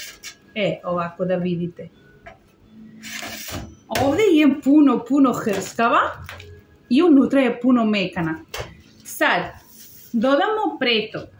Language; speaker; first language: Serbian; non-native, learner; Spanish